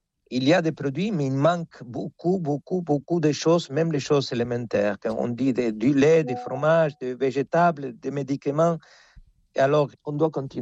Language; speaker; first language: French; non-native, fluent; Spanish